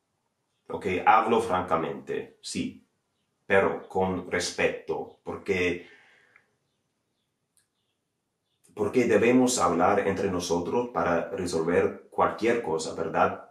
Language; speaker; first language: Spanish; non-native, fluent; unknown